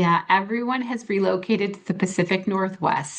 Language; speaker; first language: English; native; English